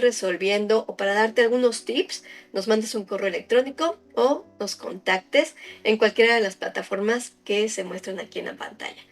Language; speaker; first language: Spanish; native; Spanish